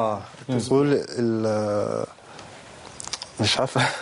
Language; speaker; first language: Arabic; non-native, learner; French